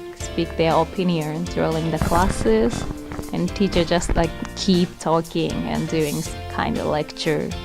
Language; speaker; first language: English; non-native, fluent; Japanese